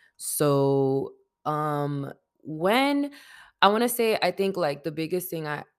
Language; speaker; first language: English; early bilingual, other home language; Spanish